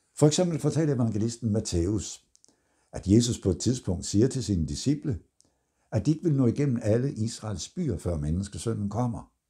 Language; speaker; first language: Danish; native; Danish